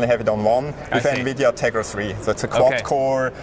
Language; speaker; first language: English; non-native, fluent; German